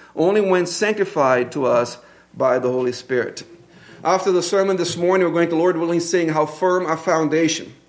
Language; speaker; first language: English; non-native, fluent; Portuguese